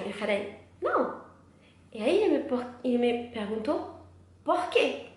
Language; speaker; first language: Portuguese; non-native, learner; French